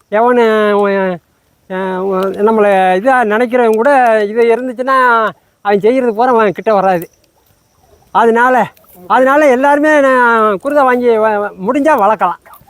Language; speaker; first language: Tamil; native; Tamil